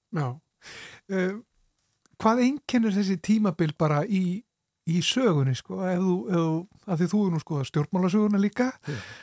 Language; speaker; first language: Icelandic; native; Icelandic